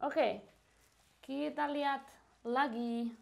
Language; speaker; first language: Indonesian; non-native, fluent; Spanish